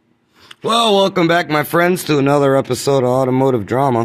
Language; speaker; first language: English; native; English